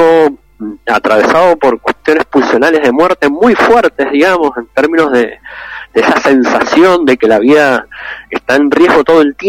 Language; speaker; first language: Spanish; native; Spanish